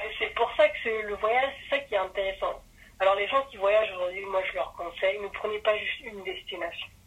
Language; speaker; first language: French; early bilingual, other home language; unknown